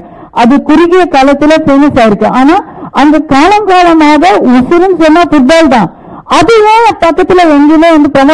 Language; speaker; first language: Tamil; native; Tamil